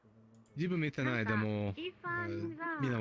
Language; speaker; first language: Japanese; non-native, learner; Spanish